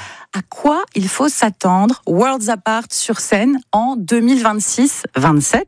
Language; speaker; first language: French; native; French